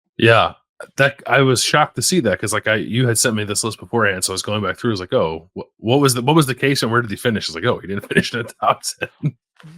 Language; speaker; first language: English; native; English